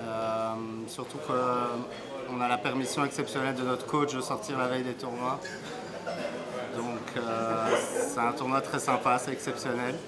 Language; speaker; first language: French; native; French